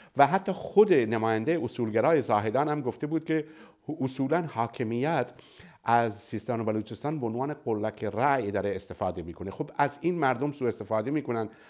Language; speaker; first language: Persian; non-native, local second language; Baluchi